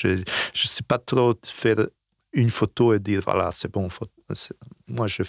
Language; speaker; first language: French; non-native, fluent; Bosnian